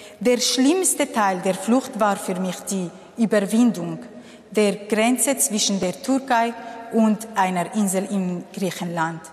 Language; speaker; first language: German; non-native, fluent; Kurdish